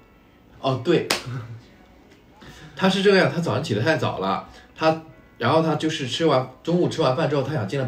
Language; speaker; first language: Chinese; native; Chinese